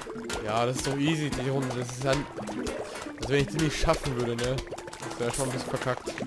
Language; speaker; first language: German; native; German